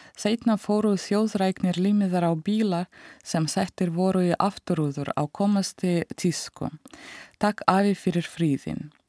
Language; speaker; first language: Icelandic; non-native, fluent; Russian